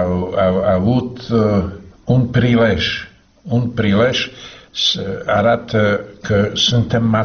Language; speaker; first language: Romanian; non-native, fluent; Slovak